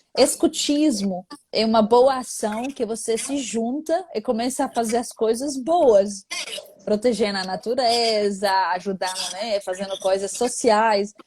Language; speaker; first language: Portuguese; non-native, fluent; Arabic